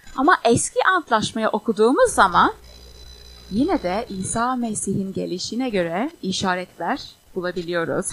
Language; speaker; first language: Turkish; non-native, fluent; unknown